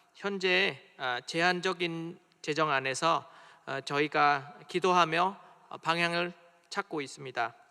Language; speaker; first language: Korean; non-native, fluent; Vietnamese